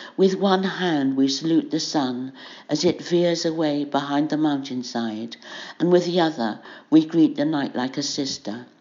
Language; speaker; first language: English; native; English